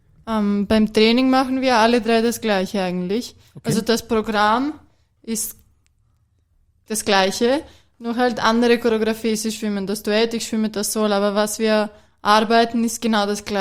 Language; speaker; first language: German; non-native, fluent; Greek